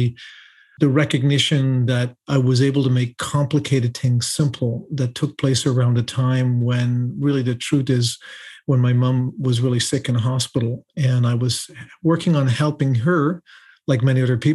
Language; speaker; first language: English; native; English